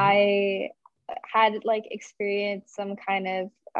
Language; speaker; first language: English; native; English